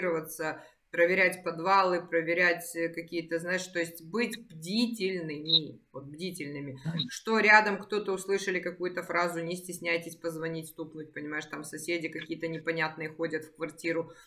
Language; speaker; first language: Russian; native; Russian